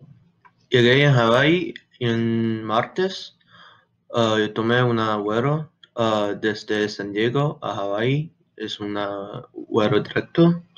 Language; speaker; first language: Spanish; non-native, learner; English